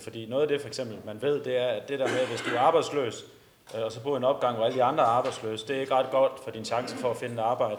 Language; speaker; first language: Danish; native; Danish